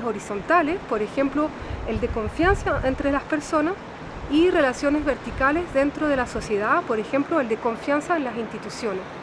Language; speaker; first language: Spanish; native; Spanish